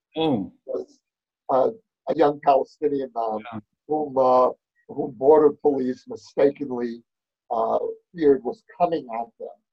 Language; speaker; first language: English; native; English